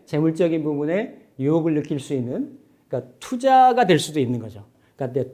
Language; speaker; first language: Korean; native; Korean